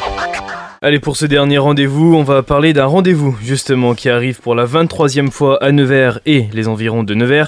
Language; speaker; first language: French; native; French